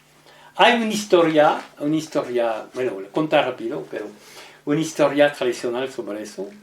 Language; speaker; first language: Spanish; non-native, learner; French